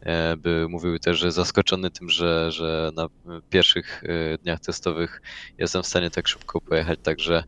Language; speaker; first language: Polish; native; Polish